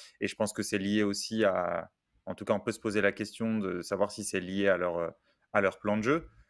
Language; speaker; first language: French; native; French